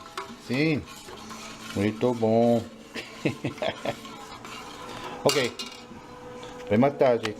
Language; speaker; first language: Portuguese; non-native, learner; English